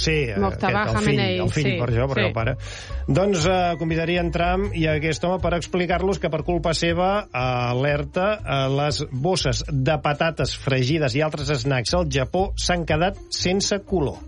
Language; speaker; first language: Catalan; native; Catalan